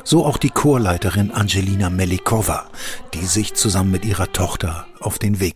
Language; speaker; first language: German; native; German